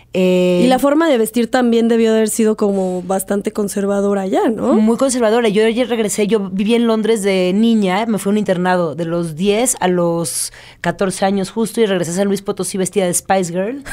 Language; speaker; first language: Spanish; native; Spanish